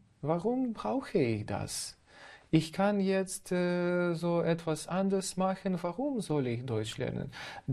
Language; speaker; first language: German; non-native, fluent; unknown